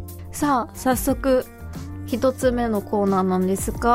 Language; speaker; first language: Japanese; native; Japanese